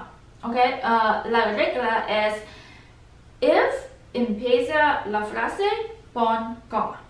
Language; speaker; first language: Spanish; non-native, learner; English